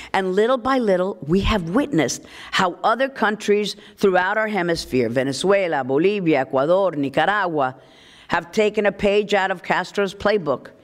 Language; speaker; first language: English; early bilingual, other home language; Spanish